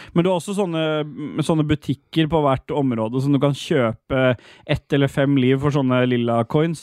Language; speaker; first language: Norwegian; native; Norwegian